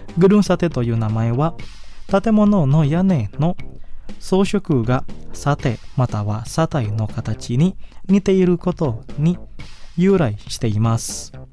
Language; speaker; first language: Japanese; non-native, fluent; Indonesian